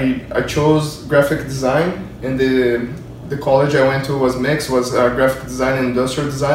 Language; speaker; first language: English; non-native, fluent; Portuguese